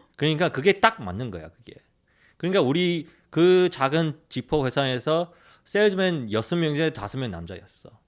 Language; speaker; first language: Korean; early bilingual, heritage; Korean